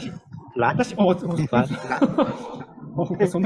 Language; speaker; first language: Japanese; native; Japanese